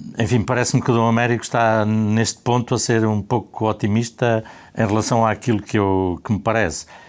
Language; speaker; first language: Portuguese; native; Portuguese